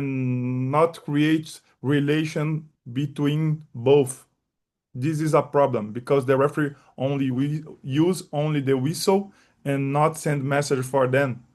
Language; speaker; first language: English; non-native, learner; Portuguese